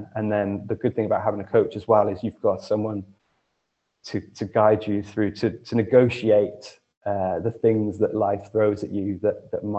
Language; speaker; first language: English; native; English